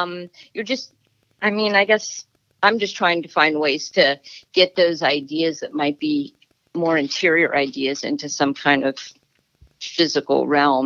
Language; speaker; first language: English; native; English